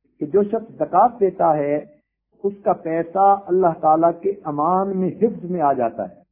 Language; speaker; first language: Urdu; native; Urdu